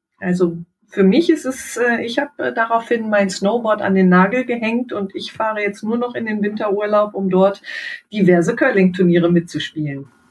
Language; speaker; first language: German; native; German